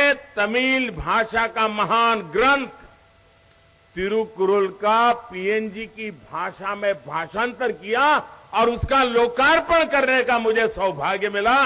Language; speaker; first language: Hindi; non-native, local second language; Gujarati